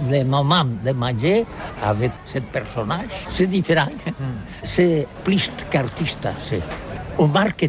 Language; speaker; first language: French; non-native, learner; Catalan